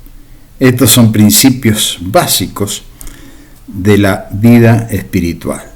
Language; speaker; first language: Spanish; native; Spanish